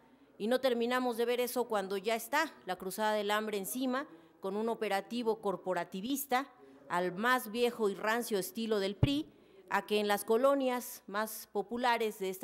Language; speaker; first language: Spanish; native; Spanish